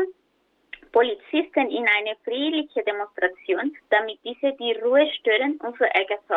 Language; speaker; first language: German; non-native, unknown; Spanish